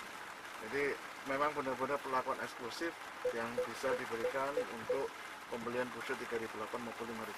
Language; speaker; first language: Indonesian; native; Indonesian